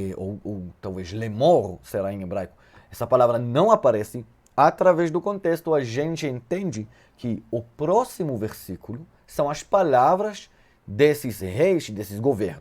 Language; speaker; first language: Portuguese; non-native, fluent; Hebrew